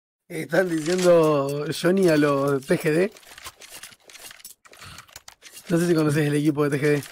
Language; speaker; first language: Spanish; native; Spanish